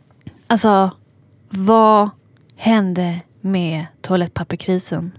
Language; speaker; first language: Swedish; native; Swedish